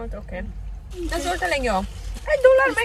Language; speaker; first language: Hungarian; non-native, fluent; English